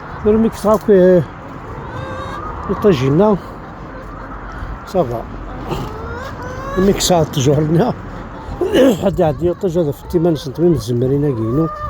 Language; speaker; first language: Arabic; native; Arabic